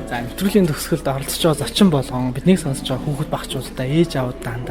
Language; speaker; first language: Mongolian; native; Mongolian